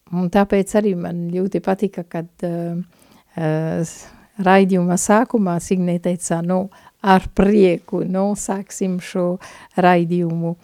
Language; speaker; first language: Latvian; non-native, fluent; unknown